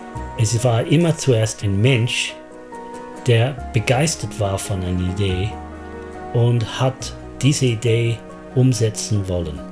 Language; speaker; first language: German; non-native, fluent; English